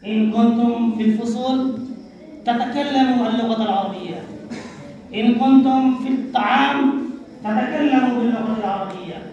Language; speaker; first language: Arabic; non-native, fluent; Urdu